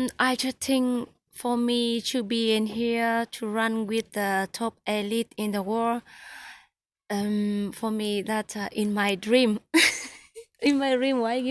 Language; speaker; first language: English; non-native, learner; Vietnamese